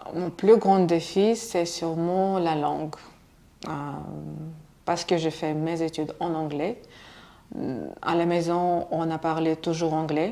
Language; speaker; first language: French; non-native, fluent; Russian